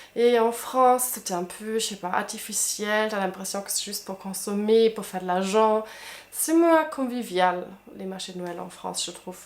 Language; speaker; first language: French; non-native, fluent; German